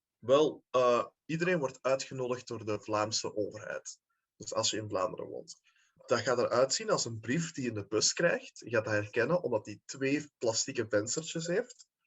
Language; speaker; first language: Dutch; native; Dutch